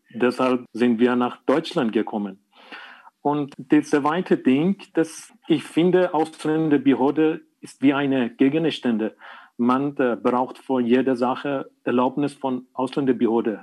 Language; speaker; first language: German; non-native, learner; Persian